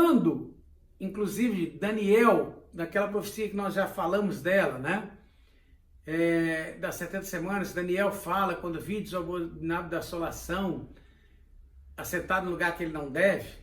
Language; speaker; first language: Portuguese; native; Portuguese